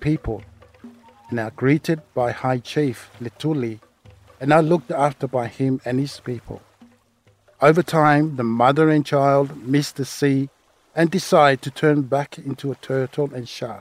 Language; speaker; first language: English; non-native, fluent; Samoan